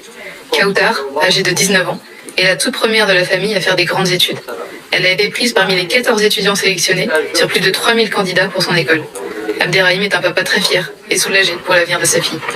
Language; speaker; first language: French; native; French